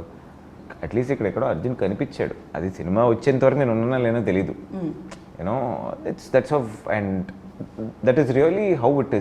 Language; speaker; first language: Telugu; native; Telugu